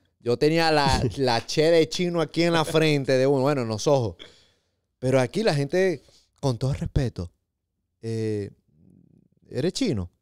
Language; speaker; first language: Spanish; native; Spanish